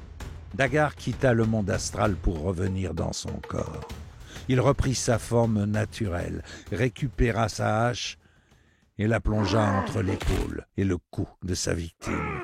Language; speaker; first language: French; native; French